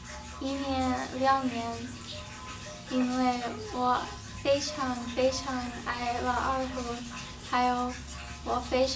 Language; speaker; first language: Chinese; non-native, learner; Vietnamese